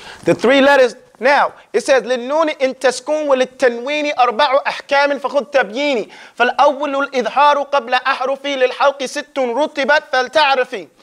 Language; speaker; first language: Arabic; non-native, fluent; English